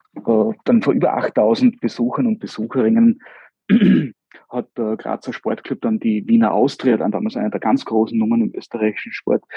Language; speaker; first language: German; native; German